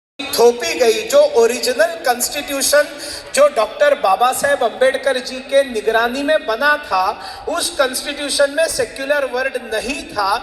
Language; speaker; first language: Hindi; non-native, local second language; Marathi